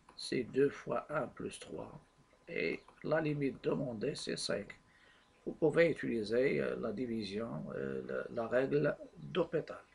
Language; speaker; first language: French; non-native, local second language; Arabic